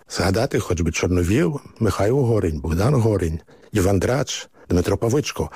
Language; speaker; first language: Ukrainian; early bilingual, heritage; Ukrainian